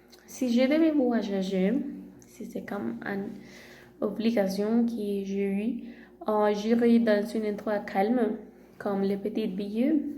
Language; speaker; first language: French; non-native, learner; Spanish